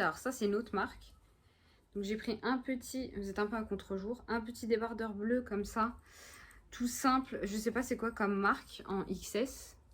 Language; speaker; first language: French; native; French